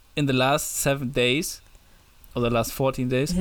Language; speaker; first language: English; non-native, fluent; German